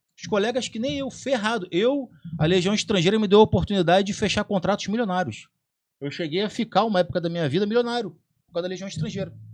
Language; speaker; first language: Portuguese; native; Portuguese